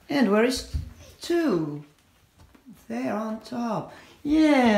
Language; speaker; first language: English; non-native, fluent; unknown